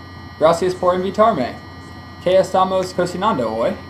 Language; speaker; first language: Spanish; non-native, learner; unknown